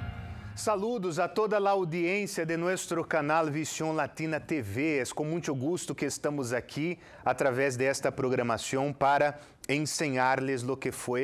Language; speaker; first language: Spanish; non-native, fluent; Portuguese